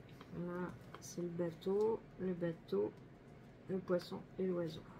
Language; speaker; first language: French; native; French